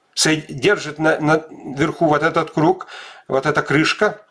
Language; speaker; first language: Russian; non-native, local second language; Lithuanian